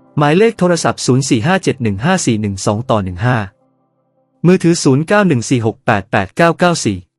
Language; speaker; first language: Thai; native; Thai